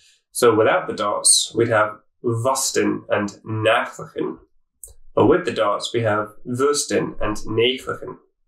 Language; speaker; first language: English; native; English